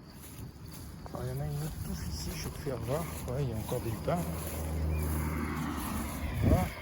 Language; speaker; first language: French; native; French